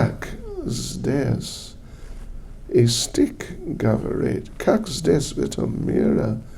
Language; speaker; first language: Russian; non-native, learner; English